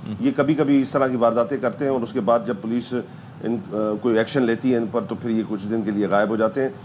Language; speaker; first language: Urdu; non-native, local second language; Sindhi